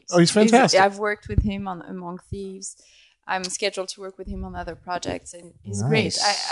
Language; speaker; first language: English; non-native, fluent; French